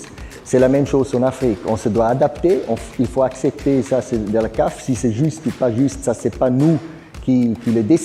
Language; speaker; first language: French; non-native, fluent; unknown